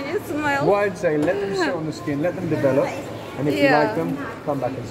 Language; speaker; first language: English; native; English